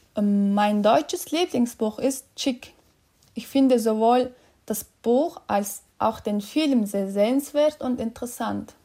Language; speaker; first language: German; non-native, fluent; Mongolian